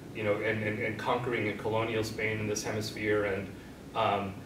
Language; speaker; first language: English; native; English